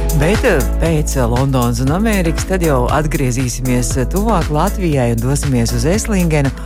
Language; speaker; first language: Latvian; native; Latvian